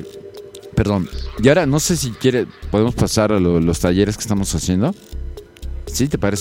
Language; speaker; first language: Spanish; native; Spanish